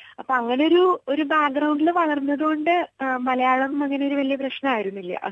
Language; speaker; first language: Malayalam; early bilingual, heritage; Malayalam